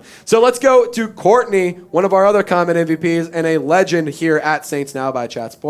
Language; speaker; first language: English; native; English